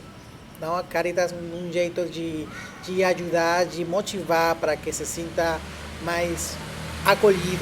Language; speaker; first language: Portuguese; non-native, fluent; Spanish